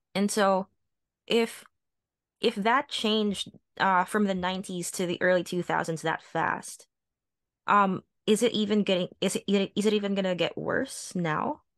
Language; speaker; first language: English; non-native, local second language; Filipino